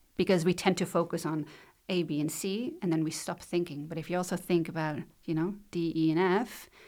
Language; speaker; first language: English; non-native, fluent; Dutch